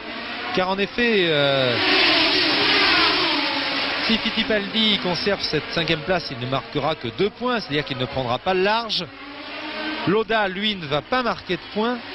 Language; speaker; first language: French; native; French